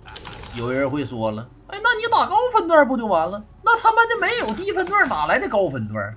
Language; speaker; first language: Chinese; native; Chinese